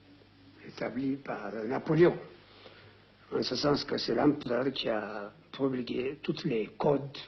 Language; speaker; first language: French; non-native, fluent; Amharic